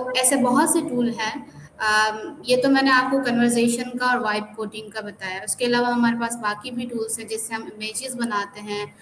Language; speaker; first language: Urdu; non-native, local second language; Sindhi